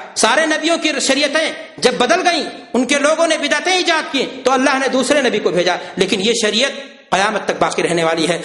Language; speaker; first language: Urdu; native; Urdu